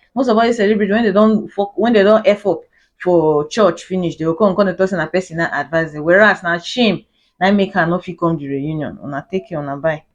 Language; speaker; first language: Nigerian Pidgin; native; Nigerian Pidgin